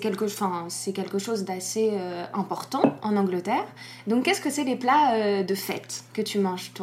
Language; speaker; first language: French; native; French